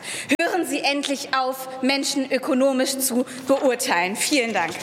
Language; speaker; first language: German; early bilingual, other home language; Persian